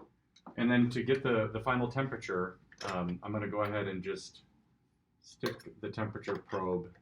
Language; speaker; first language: English; native; English